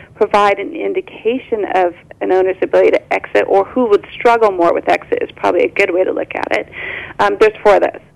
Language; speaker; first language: English; native; English